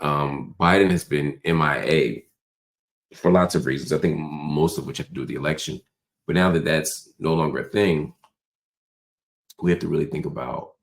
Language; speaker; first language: English; native; English